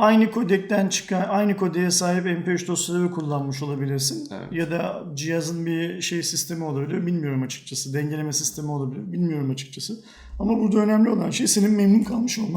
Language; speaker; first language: Turkish; native; Turkish